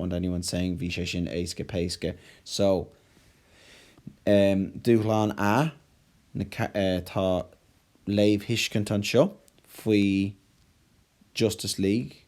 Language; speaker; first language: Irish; non-native, local second language; English